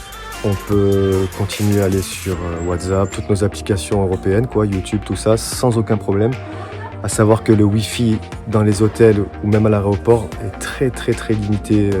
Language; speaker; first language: French; native; French